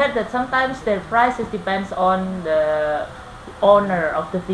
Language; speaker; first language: English; non-native, fluent; Indonesian